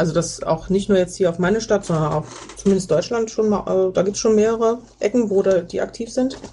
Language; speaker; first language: German; native; German